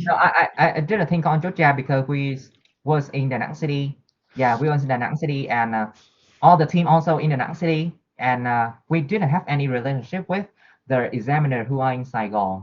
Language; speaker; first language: English; non-native, learner; Vietnamese